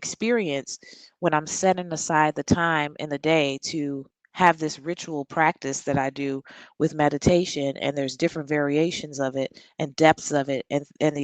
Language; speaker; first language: English; native; English